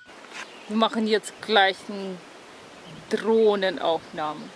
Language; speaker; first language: German; non-native, fluent; Russian